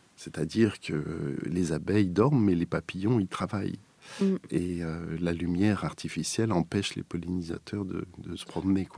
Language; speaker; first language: French; native; French